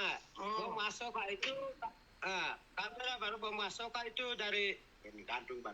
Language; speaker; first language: Indonesian; non-native, local second language; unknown